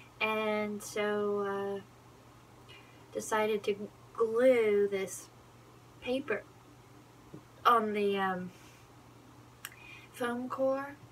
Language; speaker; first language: English; native; English